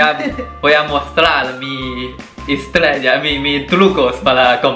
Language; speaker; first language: Spanish; non-native, learner; Chinese